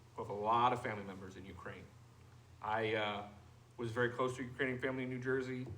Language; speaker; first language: English; native; English